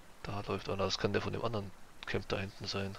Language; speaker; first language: German; native; German